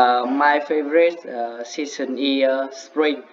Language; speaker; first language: English; non-native, learner; Vietnamese